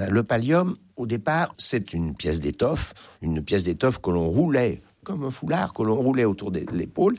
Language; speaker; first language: French; native; French